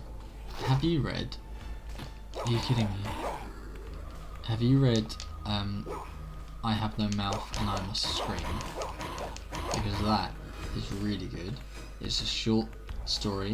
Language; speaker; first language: English; native; English